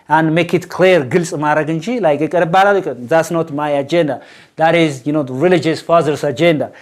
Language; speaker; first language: English; non-native, fluent; Amharic